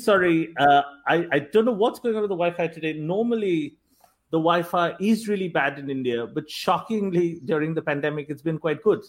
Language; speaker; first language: English; non-native, local second language; Bangla